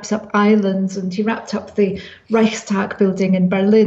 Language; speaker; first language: English; native; English